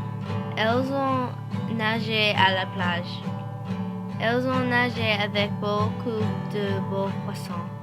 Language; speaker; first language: French; non-native, learner; English